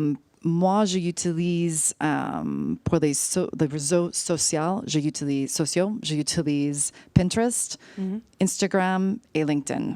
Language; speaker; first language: French; non-native, fluent; English